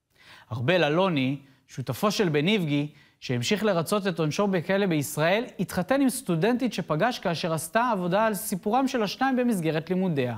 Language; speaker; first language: Hebrew; native; Hebrew